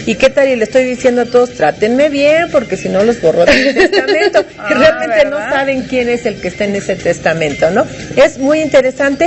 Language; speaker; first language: Spanish; native; Spanish